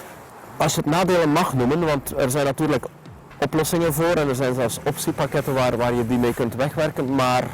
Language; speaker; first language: Dutch; native; Dutch